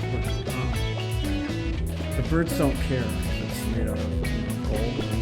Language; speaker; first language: English; native; English